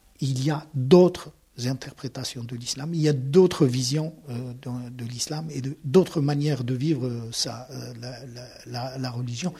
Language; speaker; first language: French; non-native, local second language; Arabic